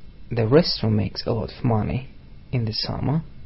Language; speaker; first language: English; non-native, fluent; Russian